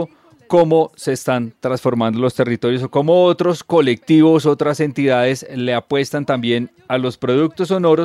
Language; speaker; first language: Spanish; native; Spanish